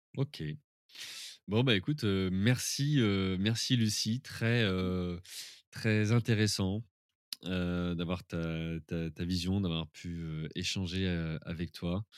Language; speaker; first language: French; native; French